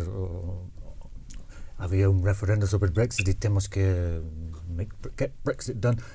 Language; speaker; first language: Portuguese; non-native, fluent; English